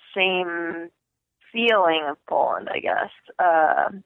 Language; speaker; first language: English; native; English